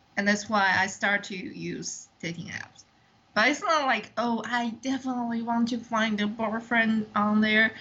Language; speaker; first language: English; non-native, fluent; Chinese